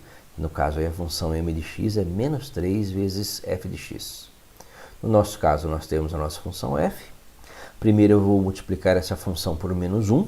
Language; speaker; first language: Portuguese; native; Portuguese